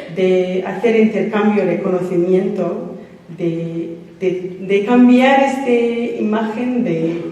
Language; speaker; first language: Spanish; non-native, fluent; English